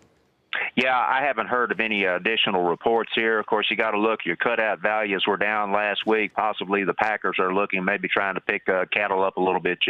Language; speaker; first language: English; native; English